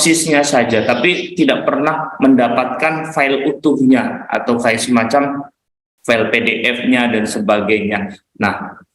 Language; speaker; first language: Indonesian; native; Indonesian